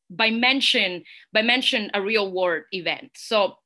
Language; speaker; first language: English; non-native, fluent; Italian